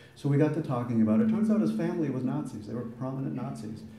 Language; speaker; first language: English; native; English